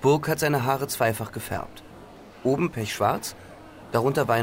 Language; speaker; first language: German; native; German